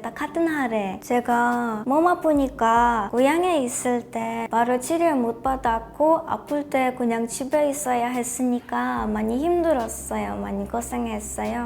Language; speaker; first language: Korean; non-native, learner; Polish